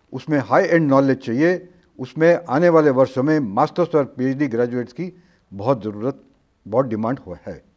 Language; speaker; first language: Hindi; non-native, local second language; Marathi